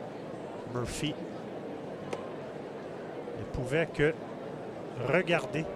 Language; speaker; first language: French; native; French